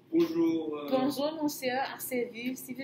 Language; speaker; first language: French; non-native, learner; English